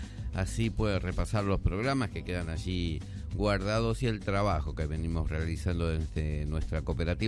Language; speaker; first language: Spanish; native; Spanish